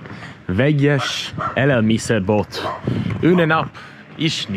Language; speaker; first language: Hungarian; non-native, learner; English